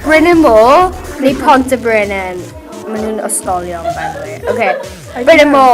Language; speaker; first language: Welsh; non-native, local second language; English